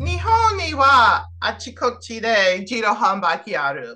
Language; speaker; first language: Japanese; non-native, learner; English